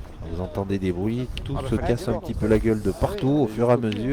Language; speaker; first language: French; native; French